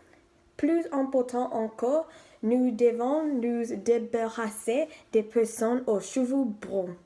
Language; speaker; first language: French; non-native, fluent; English